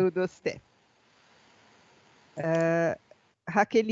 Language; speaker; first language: Spanish; non-native, fluent; Portuguese